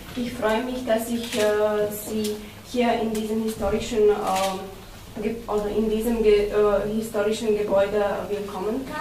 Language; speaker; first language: German; non-native, fluent; Slovak